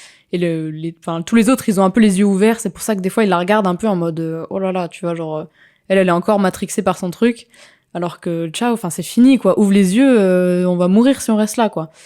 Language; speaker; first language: French; native; French